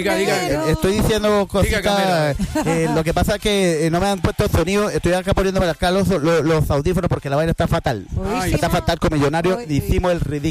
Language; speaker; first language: Spanish; native; Spanish